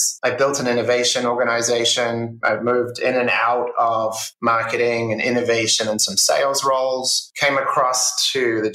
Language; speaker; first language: English; native; English